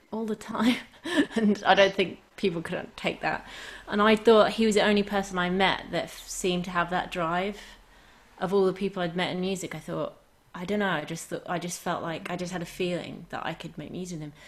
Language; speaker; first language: English; native; English